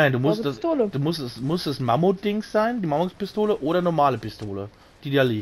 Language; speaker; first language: German; native; German